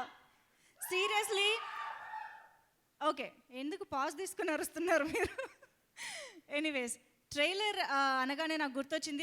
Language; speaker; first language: Telugu; native; Telugu